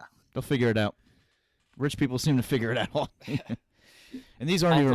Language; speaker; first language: English; native; English